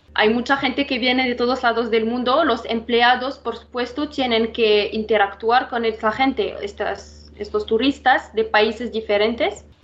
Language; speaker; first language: Spanish; non-native, fluent; Arabic